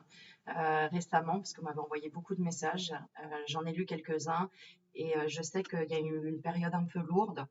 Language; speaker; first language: French; native; French